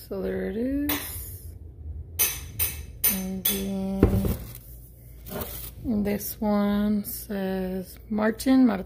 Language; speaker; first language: English; early bilingual, other home language; Spanish